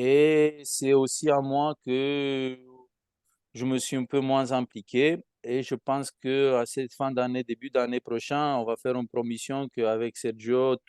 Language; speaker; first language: French; non-native, fluent; Romanian